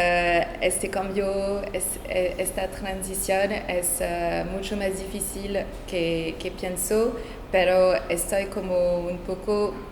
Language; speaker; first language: Spanish; non-native, fluent; French